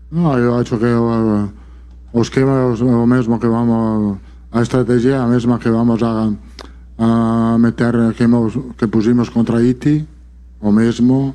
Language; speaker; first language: Portuguese; non-native, fluent; Italian